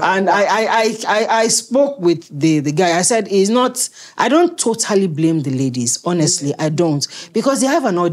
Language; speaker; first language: English; native; English